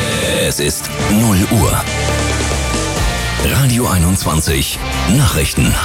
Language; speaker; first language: German; native; German